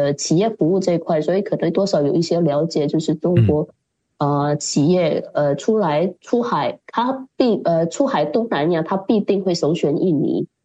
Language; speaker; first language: Chinese; early bilingual, heritage; Chinese